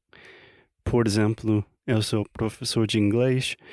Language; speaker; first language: Portuguese; non-native, fluent; English